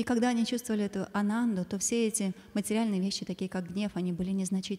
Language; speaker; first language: Russian; native; Russian